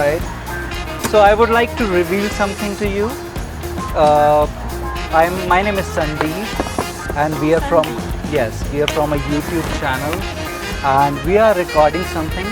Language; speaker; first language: English; non-native, local second language; Hindi